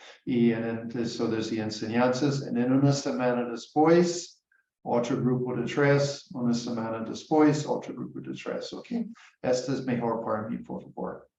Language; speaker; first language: Spanish; non-native, learner; English